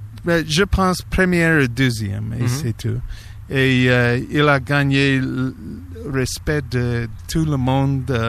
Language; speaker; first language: French; non-native, learner; English